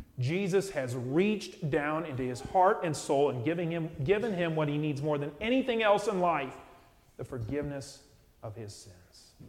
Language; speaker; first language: English; native; English